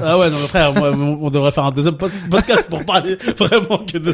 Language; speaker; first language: French; native; French